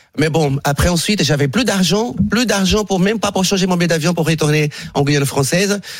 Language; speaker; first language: French; non-native, fluent; Portuguese